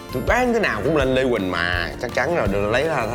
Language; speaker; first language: Vietnamese; native; Vietnamese